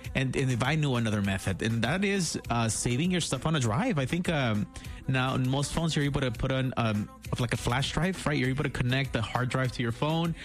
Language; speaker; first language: English; early bilingual, other home language; Spanish